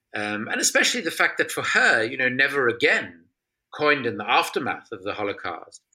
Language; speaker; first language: English; native; English